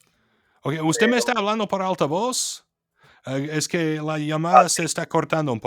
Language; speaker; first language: Spanish; non-native, fluent; English